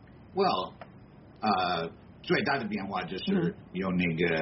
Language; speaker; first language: Chinese; non-native, fluent; English